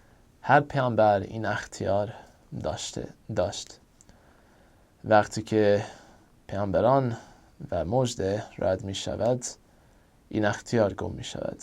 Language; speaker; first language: Persian; non-native, fluent; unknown